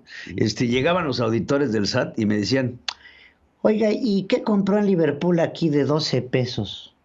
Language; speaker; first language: Spanish; native; Spanish